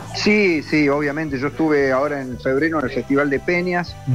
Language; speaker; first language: Spanish; native; Spanish